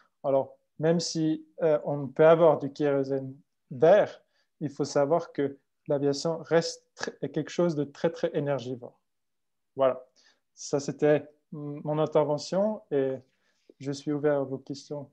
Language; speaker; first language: French; non-native, fluent; Swiss German